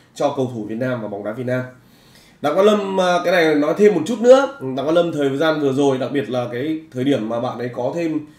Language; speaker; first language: Vietnamese; native; Vietnamese